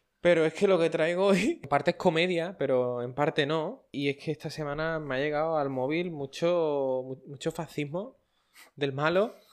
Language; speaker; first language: Spanish; native; Spanish